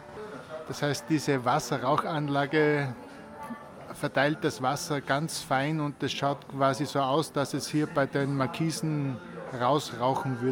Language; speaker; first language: German; native; German